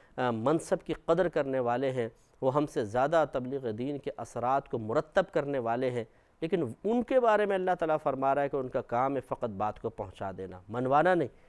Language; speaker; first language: Urdu; native; Urdu